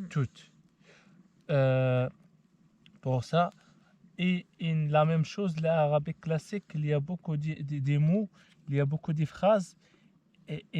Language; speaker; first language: French; non-native, learner; Arabic